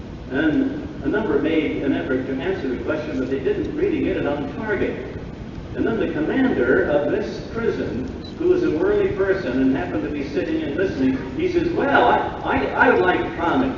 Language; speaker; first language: English; native; English